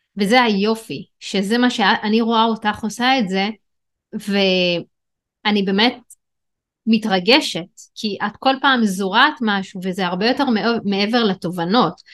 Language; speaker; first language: Hebrew; non-native, local second language; Arabic